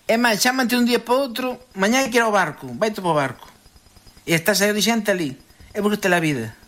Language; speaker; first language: Galician; native; Galician